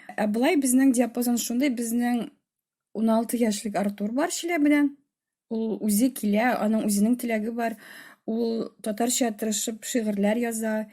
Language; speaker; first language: Tatar; native; Tatar